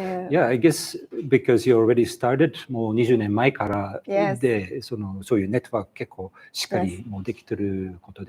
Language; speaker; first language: Japanese; non-native, fluent; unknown